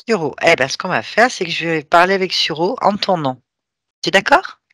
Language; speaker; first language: French; native; French